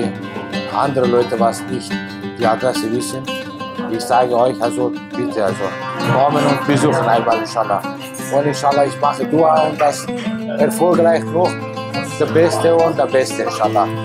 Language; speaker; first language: German; non-native, fluent; Turkish